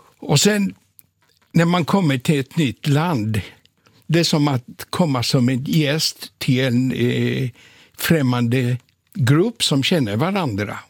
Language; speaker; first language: Swedish; non-native, fluent; Polish